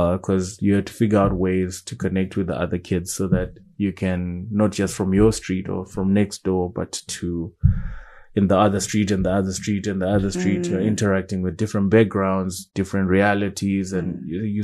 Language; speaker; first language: English; non-native, local second language; Shona